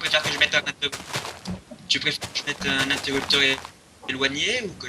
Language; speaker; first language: French; native; French